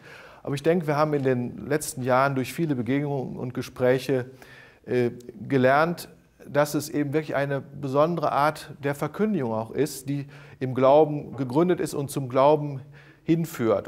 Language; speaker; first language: German; native; German